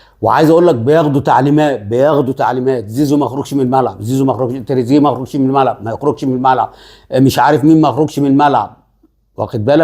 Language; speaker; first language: Arabic; native; Arabic